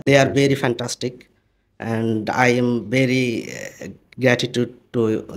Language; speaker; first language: English; non-native, learner; Bangla